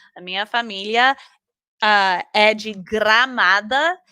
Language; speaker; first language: Portuguese; native; Portuguese